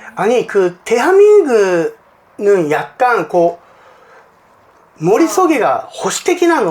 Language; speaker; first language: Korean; non-native, fluent; Japanese